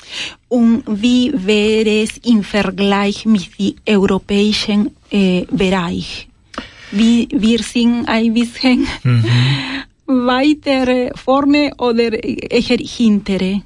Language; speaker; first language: German; non-native, fluent; Spanish